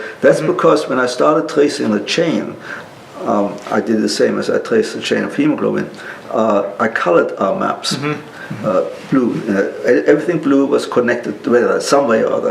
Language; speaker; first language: English; non-native, local second language; German